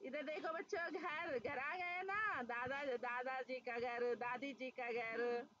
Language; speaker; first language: Hindi; non-native, local second language; Telugu